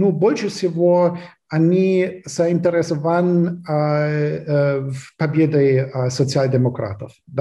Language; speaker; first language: Russian; non-native, fluent; German